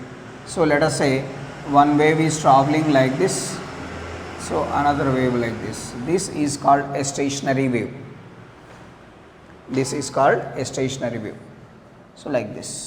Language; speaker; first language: English; non-native, local second language; Telugu